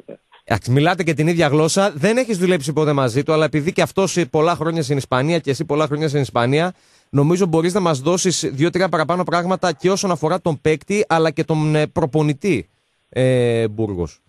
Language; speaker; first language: Greek; native; Greek